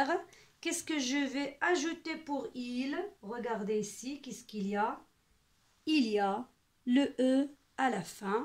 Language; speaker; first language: French; non-native, local second language; Arabic